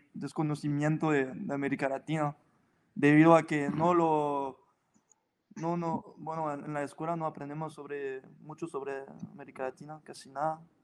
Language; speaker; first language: Spanish; non-native, fluent; French